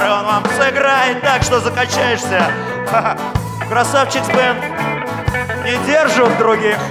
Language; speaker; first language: Russian; native; Russian